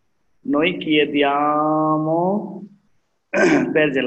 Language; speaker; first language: Italian; non-native, learner; Hindi